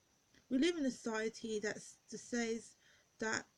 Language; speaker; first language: English; native; English